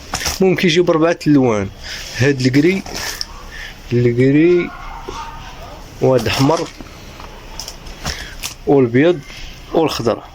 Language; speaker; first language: Arabic; native; Arabic